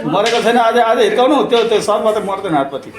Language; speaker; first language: Nepali; native; Nepali